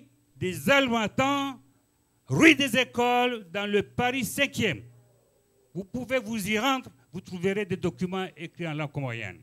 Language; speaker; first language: French; non-native, local second language; Ngazidja Comorian